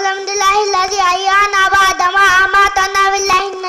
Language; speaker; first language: Arabic; non-native, learner; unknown